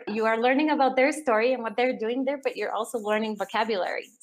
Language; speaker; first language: English; non-native, fluent; Spanish